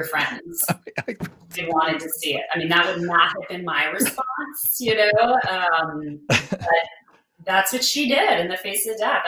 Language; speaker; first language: English; native; English